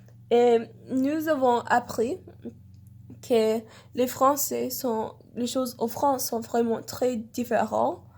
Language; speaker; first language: French; non-native, learner; English